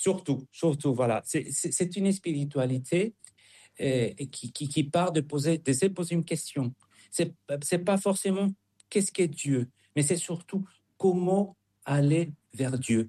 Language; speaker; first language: French; non-native, fluent; Spanish